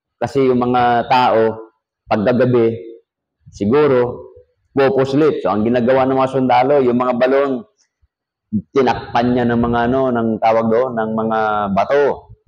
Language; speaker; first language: Filipino; native; Filipino